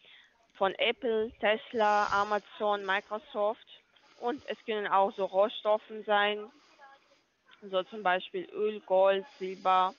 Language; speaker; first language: German; non-native, learner; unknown